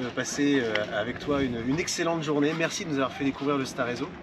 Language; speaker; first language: French; native; French